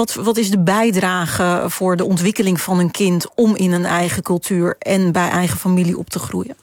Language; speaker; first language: Dutch; native; Dutch